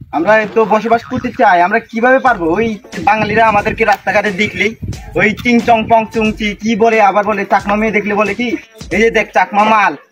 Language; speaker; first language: Bangla; non-native, local second language; Chakma